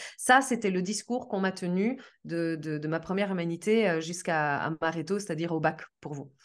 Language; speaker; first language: French; early bilingual, other home language; Portuguese